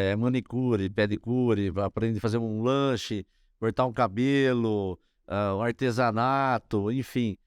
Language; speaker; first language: Portuguese; native; Portuguese